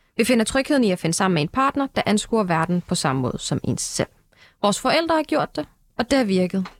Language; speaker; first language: Danish; early bilingual, other home language; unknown